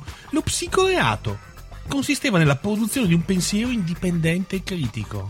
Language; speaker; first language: Italian; native; Italian